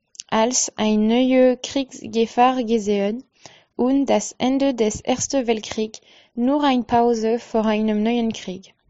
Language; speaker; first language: German; non-native, learner; French